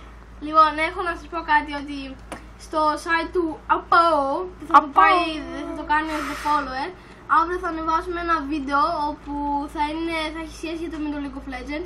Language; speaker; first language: Greek; native; Greek